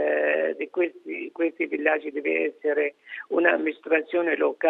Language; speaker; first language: Italian; non-native, fluent; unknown